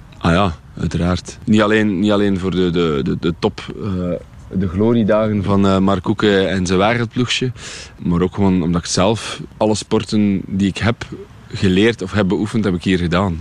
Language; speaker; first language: Dutch; native; Dutch